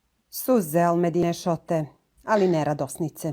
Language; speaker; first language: Bosnian; native; Bosnian